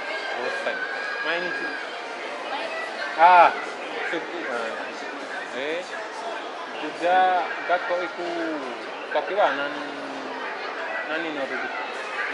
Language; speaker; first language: Japanese; non-native, learner; Indonesian